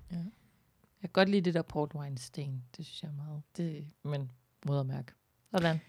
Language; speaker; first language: Danish; native; Danish